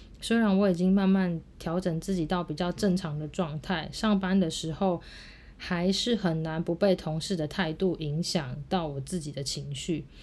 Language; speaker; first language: Chinese; native; Chinese